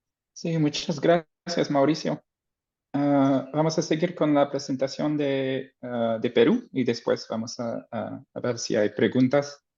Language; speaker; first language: Spanish; non-native, fluent; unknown